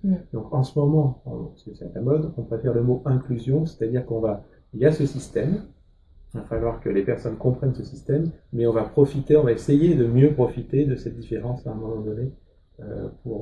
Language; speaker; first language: French; native; French